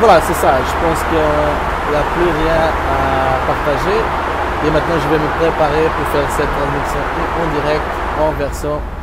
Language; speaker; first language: French; non-native, learner; Portuguese